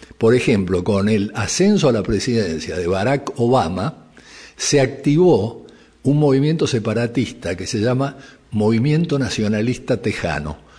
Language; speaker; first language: Spanish; native; Spanish